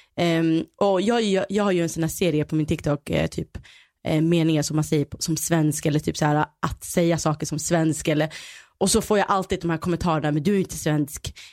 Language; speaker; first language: Swedish; early bilingual, other home language; Somali